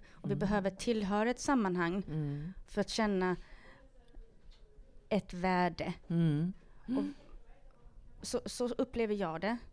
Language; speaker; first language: Swedish; native; Swedish